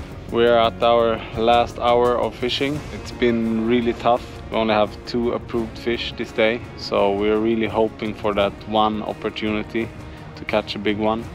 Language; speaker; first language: English; non-native, fluent; Swedish